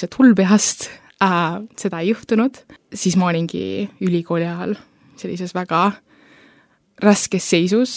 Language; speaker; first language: Estonian; early bilingual, heritage; Estonian